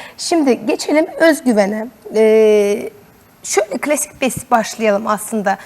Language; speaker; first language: Turkish; non-native, local second language; Azerbaijani